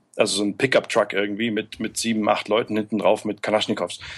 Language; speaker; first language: German; native; German